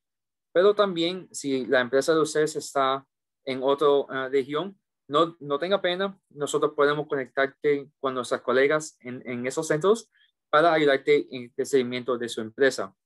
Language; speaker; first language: Spanish; early bilingual, heritage; English